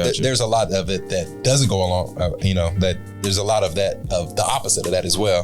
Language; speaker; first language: English; native; English